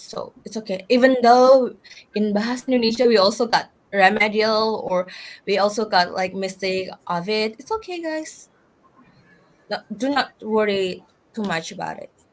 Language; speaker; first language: English; non-native, learner; Indonesian